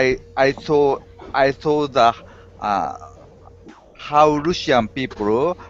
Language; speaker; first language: English; non-native, learner; Japanese